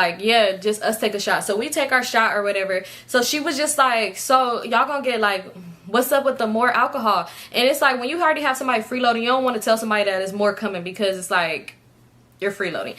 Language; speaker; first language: English; native; English